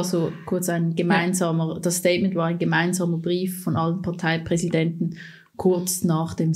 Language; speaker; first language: German; native; German